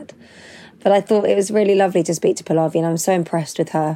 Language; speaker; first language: English; native; English